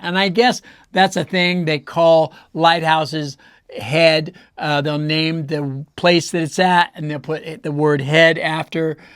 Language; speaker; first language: English; native; English